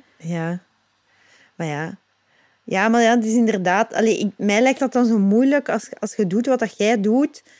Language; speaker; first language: Dutch; native; Dutch